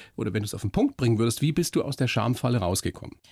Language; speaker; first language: German; native; German